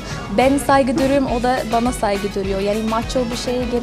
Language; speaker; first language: Turkish; non-native, fluent; English